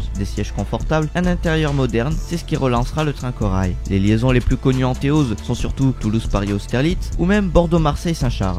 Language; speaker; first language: French; native; French